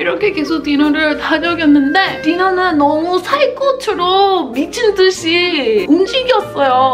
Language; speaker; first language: Korean; non-native, fluent; English